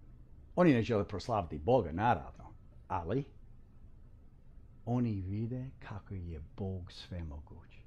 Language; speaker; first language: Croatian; early bilingual, heritage; English